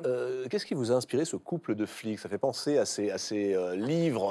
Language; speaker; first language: French; native; French